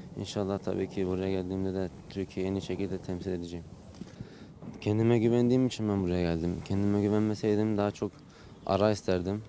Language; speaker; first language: Turkish; early bilingual, heritage; Turkish